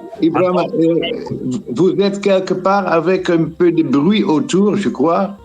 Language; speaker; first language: French; non-native, fluent; Dutch